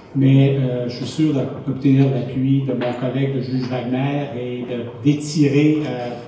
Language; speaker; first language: French; native; French